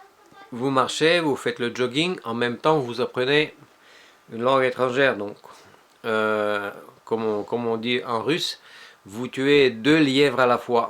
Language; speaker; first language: French; non-native, fluent; Russian